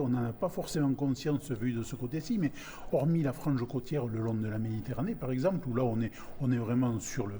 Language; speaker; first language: French; native; French